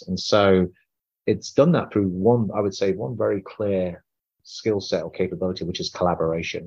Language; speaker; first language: English; native; English